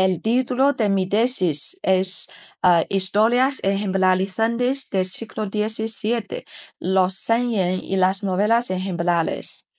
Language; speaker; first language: Spanish; non-native, fluent; Chinese